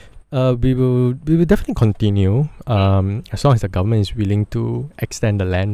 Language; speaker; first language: English; non-native, local second language; Chinese